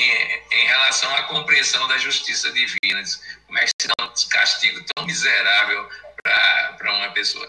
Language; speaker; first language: Portuguese; native; Portuguese